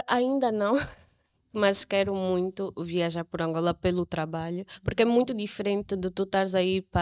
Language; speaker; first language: Portuguese; native; Portuguese